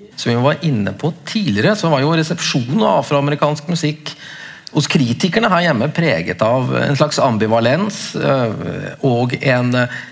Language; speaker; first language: Norwegian; native; Norwegian